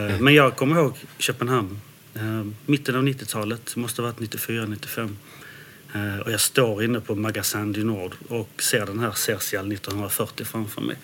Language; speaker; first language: Swedish; early bilingual, other home language; Danish